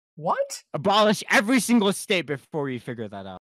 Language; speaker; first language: English; native; English